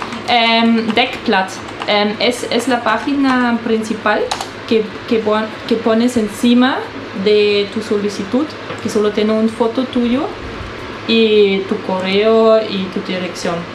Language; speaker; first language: Spanish; non-native, fluent; German